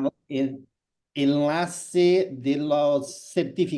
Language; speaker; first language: Spanish; non-native, fluent; Portuguese